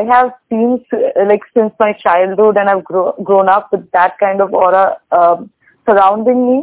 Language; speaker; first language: English; non-native, local second language; Bangla